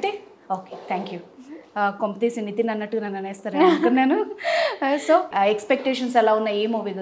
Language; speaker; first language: Telugu; native; Telugu